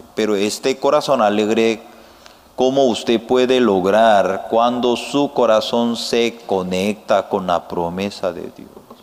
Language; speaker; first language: Spanish; non-native, learner; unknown